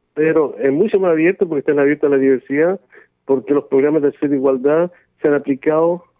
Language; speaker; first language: Spanish; native; Spanish